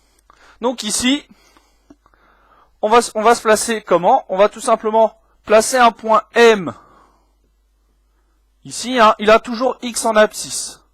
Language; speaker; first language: French; native; French